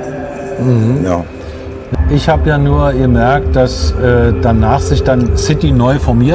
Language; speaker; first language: German; native; German